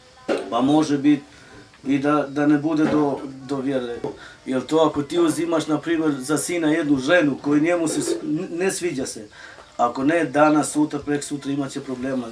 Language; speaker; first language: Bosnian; non-native, local second language; Romany